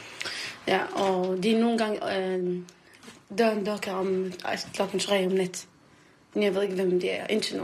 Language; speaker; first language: Danish; non-native, learner; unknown